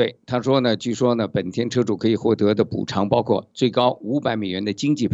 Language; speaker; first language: Chinese; native; Chinese